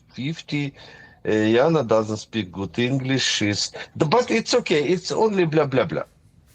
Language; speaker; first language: English; non-native, fluent; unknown